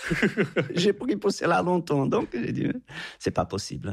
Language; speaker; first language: French; non-native, fluent; Portuguese